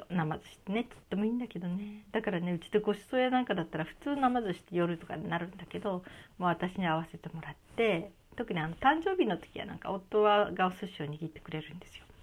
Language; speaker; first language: Japanese; native; Japanese